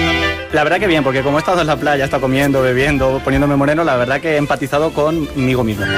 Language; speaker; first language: Spanish; native; Spanish